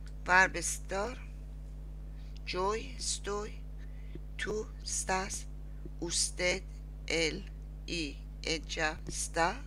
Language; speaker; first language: Spanish; non-native, learner; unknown